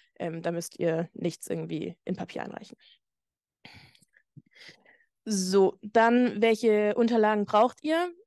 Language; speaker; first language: German; native; German